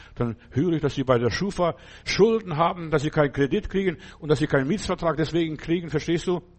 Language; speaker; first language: German; non-native, fluent; Lithuanian